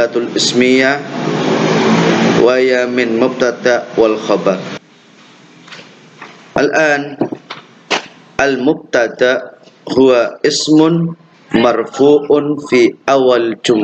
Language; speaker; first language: Arabic; non-native, fluent; Indonesian